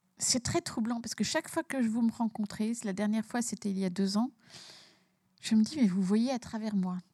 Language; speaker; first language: French; early bilingual, heritage; French